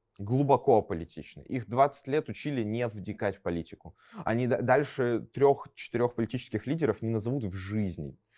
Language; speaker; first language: Russian; native; Russian